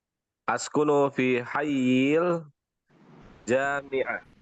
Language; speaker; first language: Arabic; non-native, learner; Indonesian